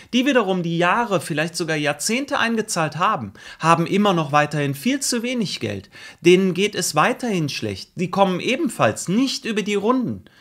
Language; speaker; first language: German; native; German